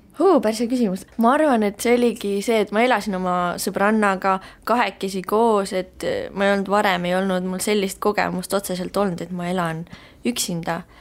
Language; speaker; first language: Estonian; native; Estonian